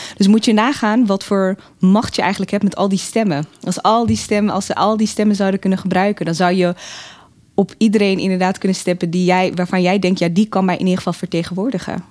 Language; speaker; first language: Dutch; early bilingual, other home language; Tigrinya